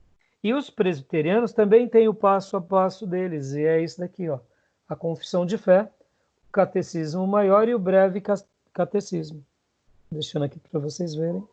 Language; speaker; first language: Portuguese; native; Portuguese